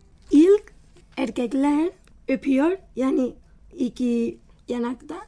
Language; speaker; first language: Turkish; non-native, learner; Spanish